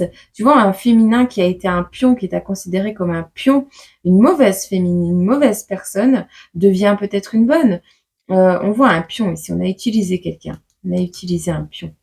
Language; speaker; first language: French; native; French